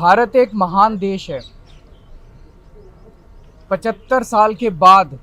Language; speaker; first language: Hindi; native; Hindi